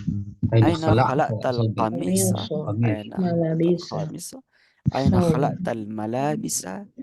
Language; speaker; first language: Arabic; non-native, fluent; Indonesian